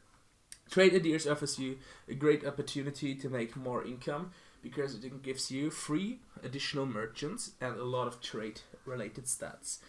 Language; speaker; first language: English; non-native, fluent; German